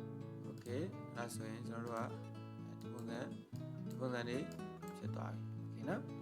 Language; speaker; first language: Burmese; native; Burmese